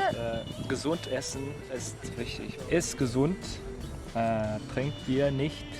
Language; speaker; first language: German; non-native, learner; Tatar